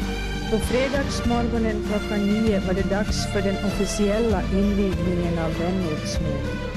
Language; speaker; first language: Swedish; native; Swedish